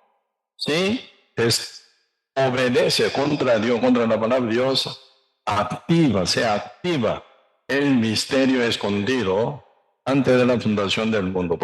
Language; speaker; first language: Spanish; non-native, learner; Korean